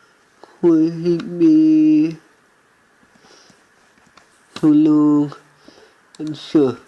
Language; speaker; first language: Irish; non-native, learner; English